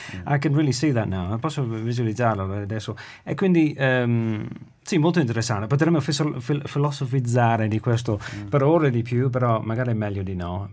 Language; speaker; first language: Italian; native; Italian